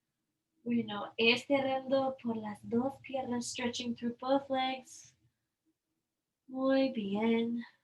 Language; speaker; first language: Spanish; non-native, learner; English